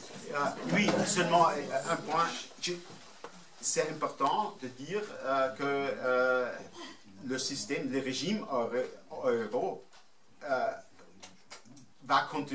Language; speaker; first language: French; non-native, fluent; German